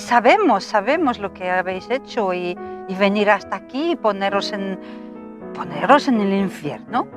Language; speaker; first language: Spanish; non-native, fluent; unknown